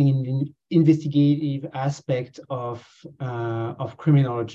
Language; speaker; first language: English; non-native, fluent; French